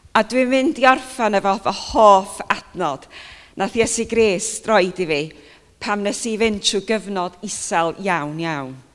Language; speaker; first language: Welsh; native; Welsh